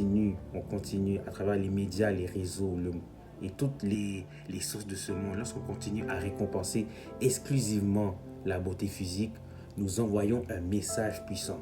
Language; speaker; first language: French; native; French